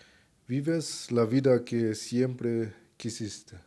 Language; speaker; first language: Spanish; non-native, learner; German